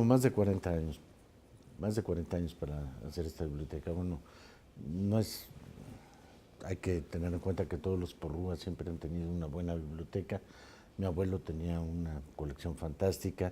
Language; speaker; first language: Spanish; native; Spanish